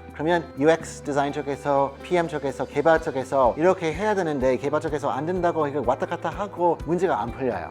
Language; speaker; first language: Korean; non-native, fluent; English